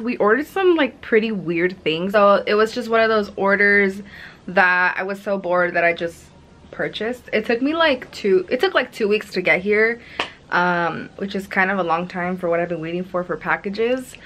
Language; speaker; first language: English; early bilingual, other home language; Spanish